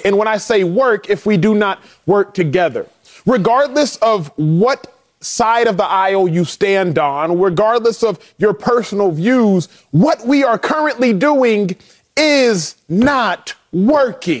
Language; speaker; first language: English; native; English